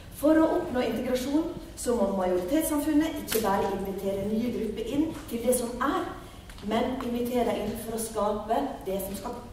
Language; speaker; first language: Norwegian; native; Norwegian